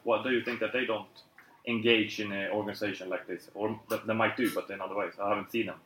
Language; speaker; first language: English; non-native, fluent; Swedish